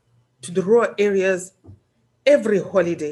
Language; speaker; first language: English; non-native, local second language; Shona